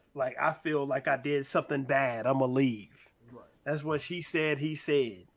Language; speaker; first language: English; native; English